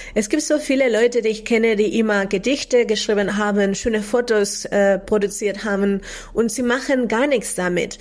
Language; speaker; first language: German; non-native, fluent; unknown